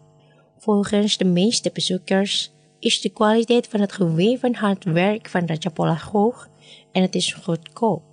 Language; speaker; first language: Dutch; non-native, fluent; Indonesian